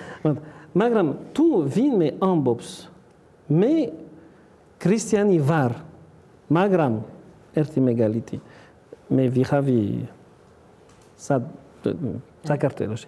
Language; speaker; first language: Georgian; non-native, learner; French